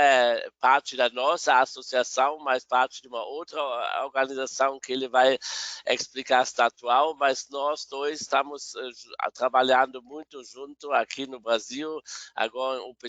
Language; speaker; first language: Portuguese; non-native, fluent; German